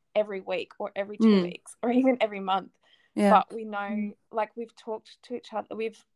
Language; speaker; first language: English; native; English